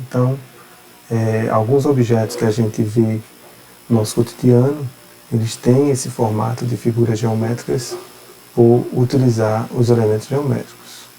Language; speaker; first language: Portuguese; native; Portuguese